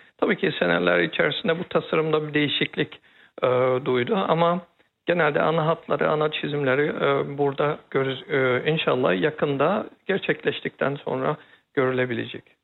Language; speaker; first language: Turkish; early bilingual, heritage; Turkish